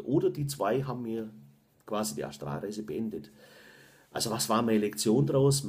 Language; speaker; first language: German; native; German